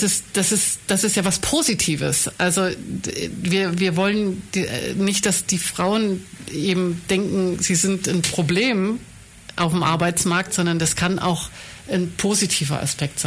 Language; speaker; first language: German; native; German